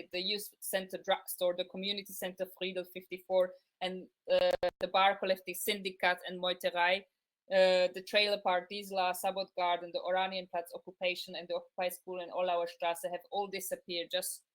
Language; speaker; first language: English; non-native, fluent; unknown